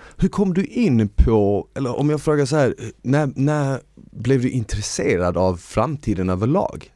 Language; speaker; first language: Swedish; early bilingual, other home language; Bosnian